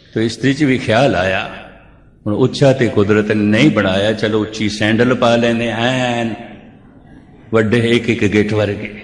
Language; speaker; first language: Urdu; non-native, local second language; Punjabi